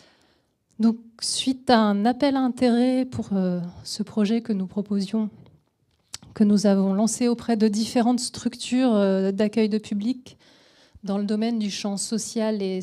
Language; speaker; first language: French; native; French